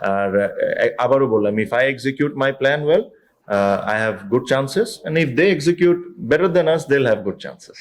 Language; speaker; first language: English; non-native, local second language; Bangla